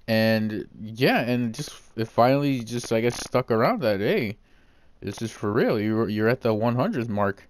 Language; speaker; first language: English; native; English